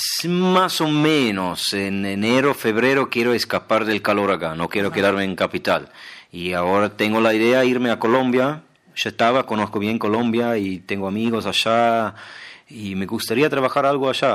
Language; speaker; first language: Spanish; non-native, fluent; German